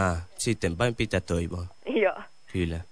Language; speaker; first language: Finnish; non-native, learner; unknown